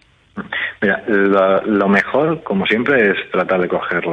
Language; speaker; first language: Spanish; native; Spanish